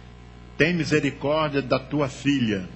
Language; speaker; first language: Portuguese; native; Portuguese